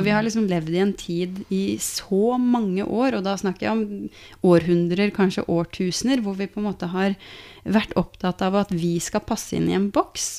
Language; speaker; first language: Norwegian; native; Norwegian